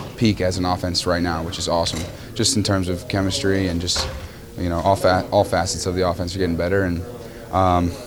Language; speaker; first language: English; native; English